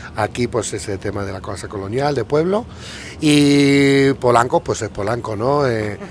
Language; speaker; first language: Spanish; native; Spanish